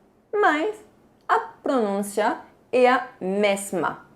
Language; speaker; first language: Portuguese; non-native, fluent; French